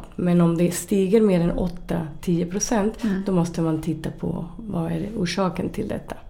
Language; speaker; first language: Swedish; non-native, fluent; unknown